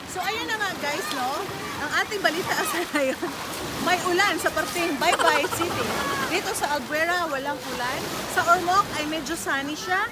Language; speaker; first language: Filipino; non-native, local second language; Cebuano